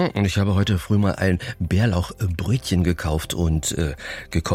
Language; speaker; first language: German; native; German